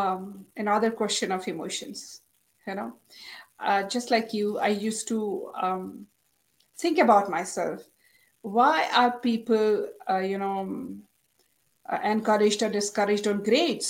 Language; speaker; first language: English; non-native, local second language; Urdu